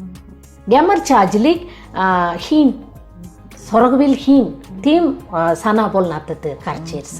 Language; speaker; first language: Mongolian; non-native, fluent; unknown